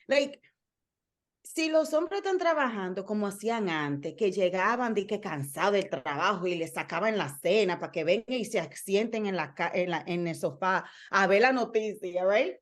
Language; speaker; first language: Spanish; early bilingual, other home language; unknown